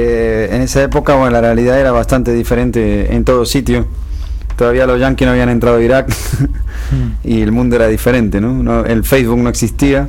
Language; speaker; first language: Spanish; native; Spanish